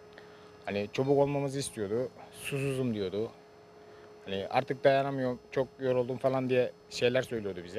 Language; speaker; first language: Turkish; native; Turkish